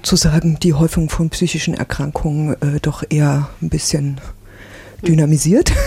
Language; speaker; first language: German; native; German